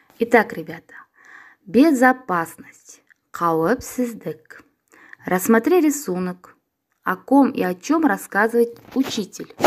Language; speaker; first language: Russian; non-native, local second language; Kazakh